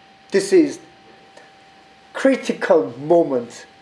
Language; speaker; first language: English; non-native, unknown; Korean